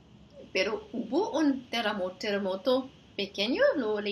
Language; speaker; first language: Spanish; non-native, fluent; Portuguese